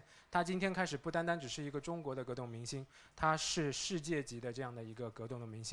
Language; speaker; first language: Chinese; native; Chinese